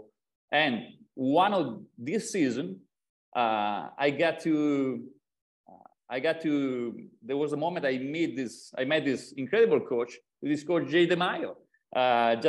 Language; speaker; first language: English; non-native, fluent; Italian